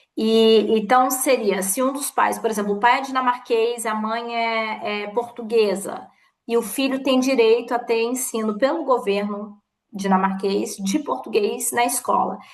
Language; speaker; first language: Portuguese; native; Portuguese